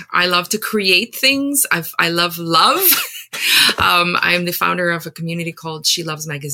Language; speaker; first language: English; non-native, local second language; Afrikaans